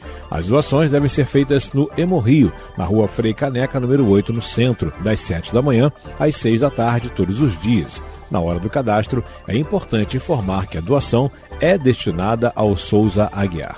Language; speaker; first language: Portuguese; native; Portuguese